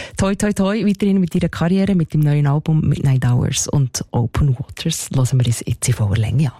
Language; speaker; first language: German; native; German